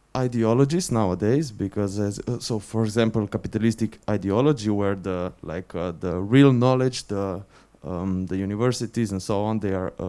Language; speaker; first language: English; non-native, fluent; Slovenian